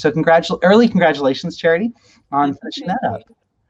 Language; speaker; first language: English; native; English